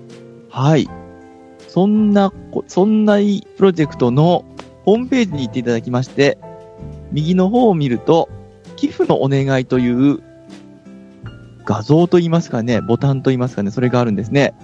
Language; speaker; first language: Japanese; native; Japanese